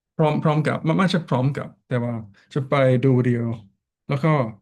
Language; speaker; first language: Thai; non-native, learner; English